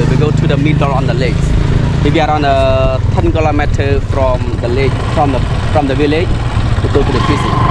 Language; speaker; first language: English; non-native, learner; Khmer